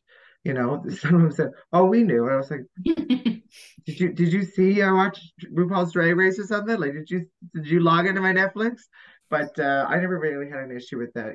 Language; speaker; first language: English; native; English